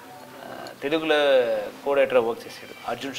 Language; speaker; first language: Telugu; non-native, learner; Tamil